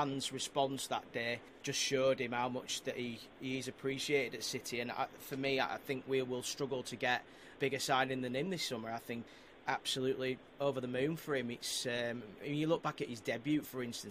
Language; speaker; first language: English; native; English